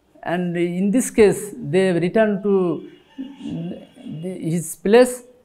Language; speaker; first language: English; non-native, local second language; Bangla